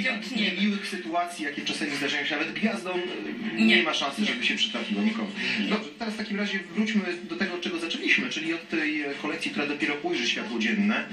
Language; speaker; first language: Polish; native; Polish